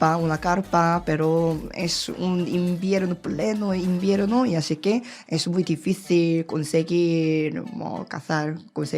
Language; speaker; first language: Spanish; non-native, learner; Korean